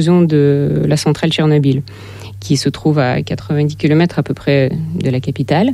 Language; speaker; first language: French; non-native, fluent; Russian